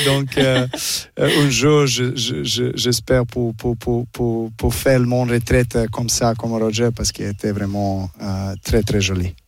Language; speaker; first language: French; non-native, learner; Serbian